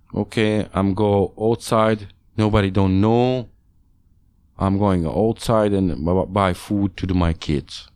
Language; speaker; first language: English; non-native, learner; Hungarian